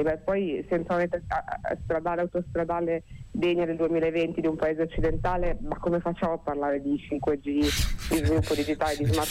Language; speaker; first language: Italian; native; Italian